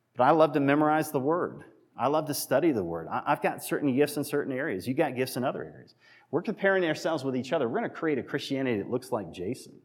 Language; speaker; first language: English; native; English